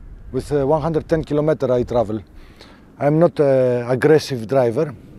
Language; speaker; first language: English; non-native, fluent; Greek